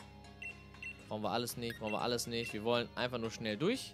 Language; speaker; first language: German; native; German